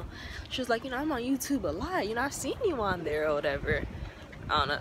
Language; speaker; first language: English; native; English